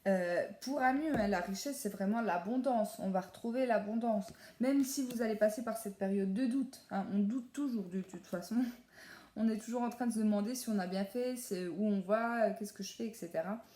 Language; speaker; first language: French; native; French